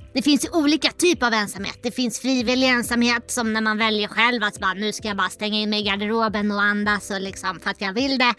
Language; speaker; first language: Swedish; native; Swedish